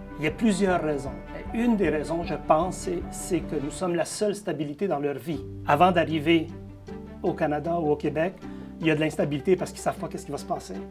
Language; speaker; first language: French; native; French